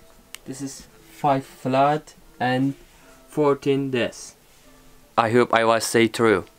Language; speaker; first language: English; non-native, learner; Turkish